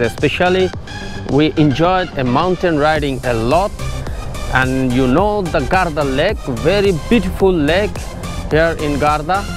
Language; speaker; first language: English; non-native, learner; Bangla